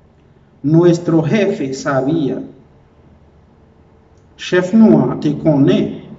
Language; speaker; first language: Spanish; non-native, fluent; Haitian Creole